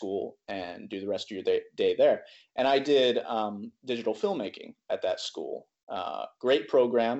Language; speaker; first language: English; native; English